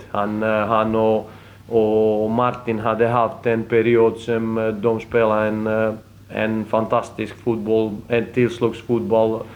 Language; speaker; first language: Swedish; non-native, fluent; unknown